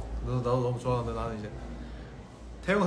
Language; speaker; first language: Korean; native; Korean